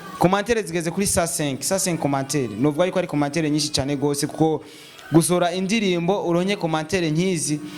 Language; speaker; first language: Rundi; native; Rundi